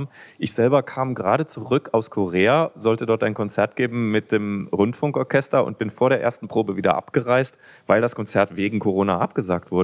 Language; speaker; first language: German; native; German